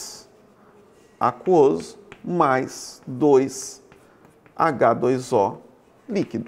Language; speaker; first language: Portuguese; native; Portuguese